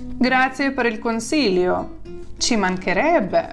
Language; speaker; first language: Italian; non-native, fluent; Ukrainian